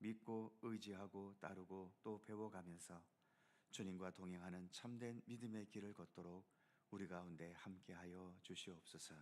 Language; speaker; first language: Korean; native; Korean